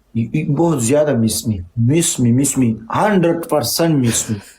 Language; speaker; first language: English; non-native, learner; Pashto